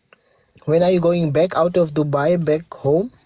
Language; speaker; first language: English; early bilingual, heritage; English